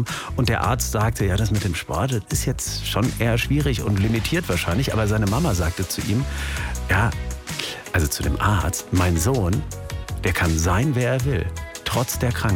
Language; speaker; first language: German; native; German